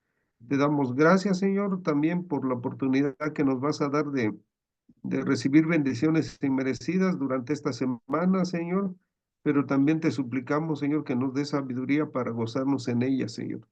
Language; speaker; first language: Spanish; native; Spanish